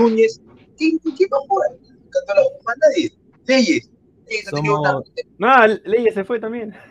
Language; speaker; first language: Spanish; native; Spanish